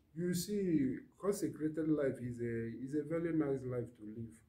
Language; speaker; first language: English; non-native, local second language; Igbo